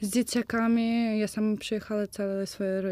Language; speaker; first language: Polish; non-native, fluent; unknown